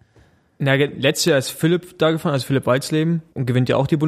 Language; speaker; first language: German; native; German